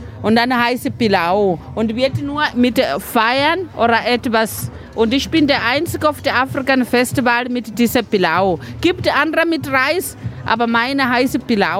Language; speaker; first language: German; non-native, learner; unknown